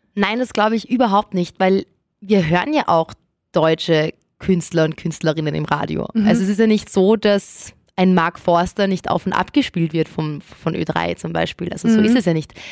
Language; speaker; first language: German; native; German